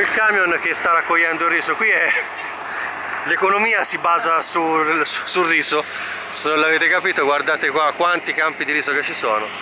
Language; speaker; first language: Italian; native; Italian